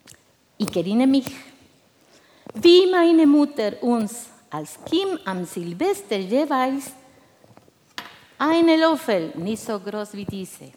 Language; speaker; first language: German; non-native, fluent; Spanish